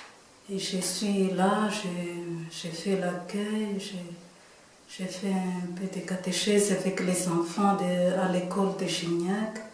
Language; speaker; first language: French; non-native, local second language; Malagasy